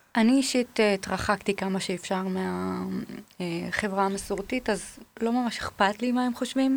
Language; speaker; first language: Hebrew; non-native, local second language; Arabic